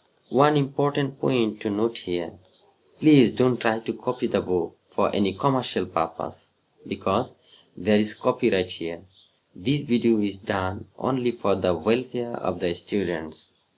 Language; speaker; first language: English; non-native, local second language; Bangla